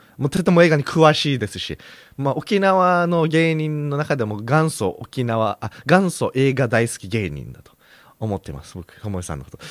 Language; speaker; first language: Japanese; native; Japanese